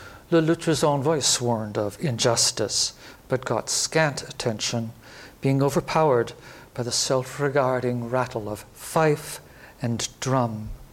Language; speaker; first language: English; native; English